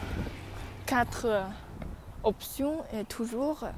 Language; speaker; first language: French; non-native, learner; English